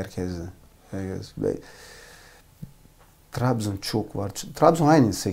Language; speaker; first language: Turkish; non-native, learner; Portuguese